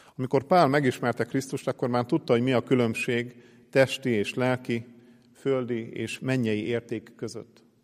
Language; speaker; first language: Hungarian; native; Hungarian